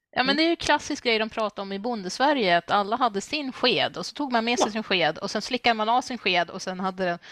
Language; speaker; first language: Swedish; early bilingual, other home language; English